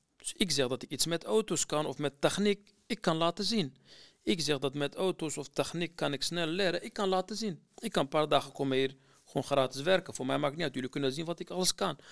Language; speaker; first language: Dutch; non-native, fluent; Kurdish